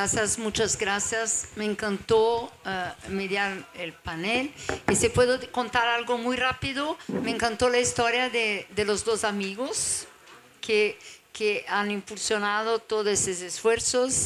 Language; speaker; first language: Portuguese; non-native, learner; Spanish